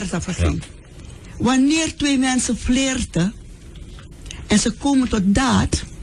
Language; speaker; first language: Dutch; non-native, local second language; Sranan Tongo